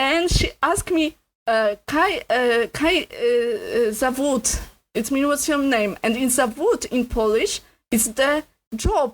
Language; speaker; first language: English; non-native, learner; Polish